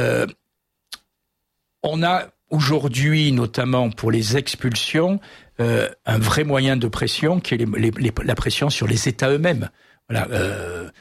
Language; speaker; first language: French; native; French